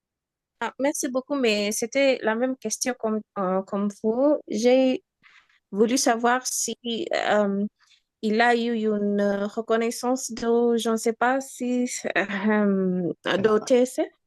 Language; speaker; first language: French; non-native, fluent; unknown